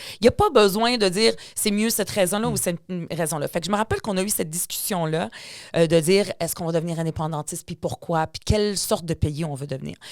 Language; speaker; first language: French; early bilingual, other home language; Arabic